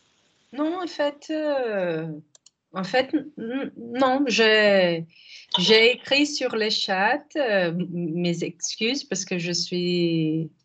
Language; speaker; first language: French; non-native, learner; Portuguese